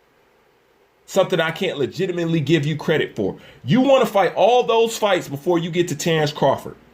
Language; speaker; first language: English; native; English